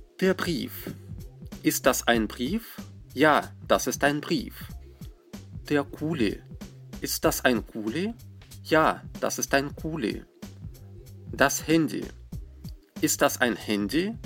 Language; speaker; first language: German; non-native, fluent; Russian